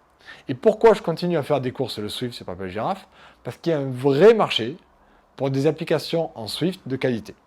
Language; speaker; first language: French; native; French